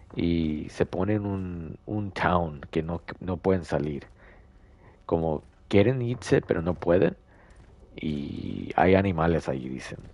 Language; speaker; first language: Spanish; early bilingual, heritage; Spanish